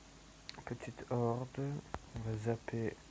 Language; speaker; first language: French; native; French